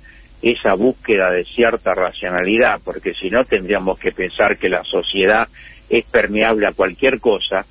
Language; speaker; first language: Spanish; native; Spanish